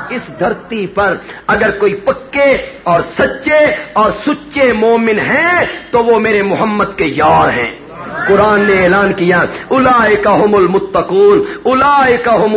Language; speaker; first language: Urdu; non-native, local second language; Punjabi